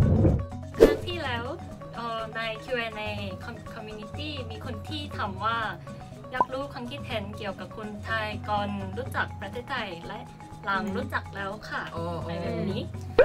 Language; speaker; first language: Thai; non-native, learner; Korean